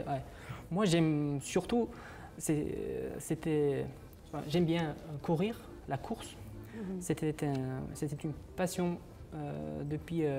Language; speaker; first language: French; non-native, fluent; Uzbek